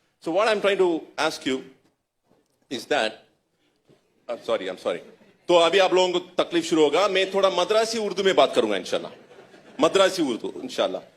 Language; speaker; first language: Hindi; non-native, local second language; Tamil